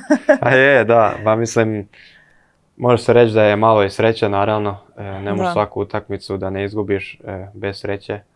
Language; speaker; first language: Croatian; early bilingual, heritage; Croatian